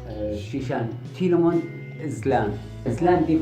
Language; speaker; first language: French; non-native, learner; Arabic